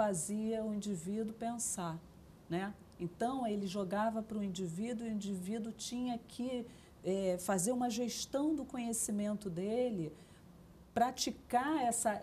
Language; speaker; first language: Portuguese; native; Portuguese